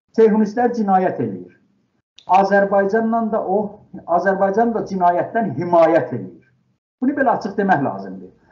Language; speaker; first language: Azerbaijani; non-native, local second language; Talysh